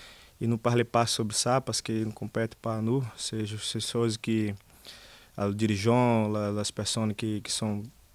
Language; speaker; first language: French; non-native, learner; Portuguese